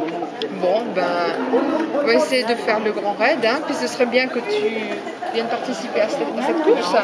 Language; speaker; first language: French; native; French